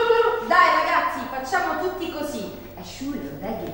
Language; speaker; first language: Italian; native; Italian